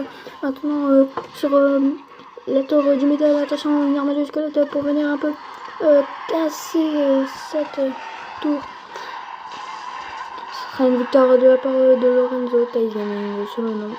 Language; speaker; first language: French; native; French